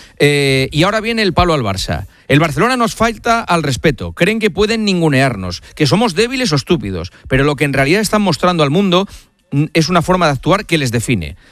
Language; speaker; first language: Spanish; native; Spanish